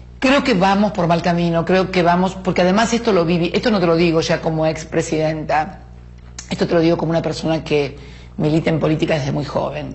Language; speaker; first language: Spanish; native; Spanish